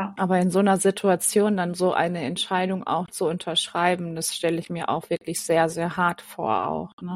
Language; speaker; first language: German; native; German